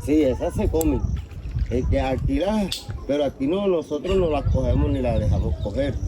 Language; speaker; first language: Spanish; native; Spanish